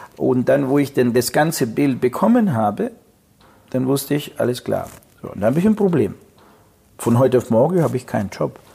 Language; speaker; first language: German; non-native, fluent; Russian